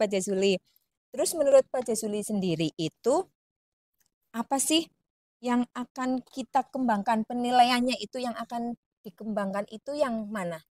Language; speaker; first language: Indonesian; native; Indonesian